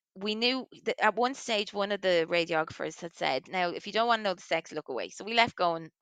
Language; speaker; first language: English; native; English